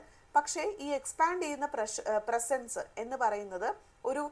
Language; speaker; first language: Malayalam; native; Malayalam